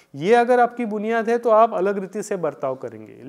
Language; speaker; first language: Hindi; non-native, local second language; Marathi